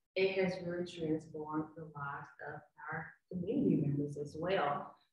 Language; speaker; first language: English; native; English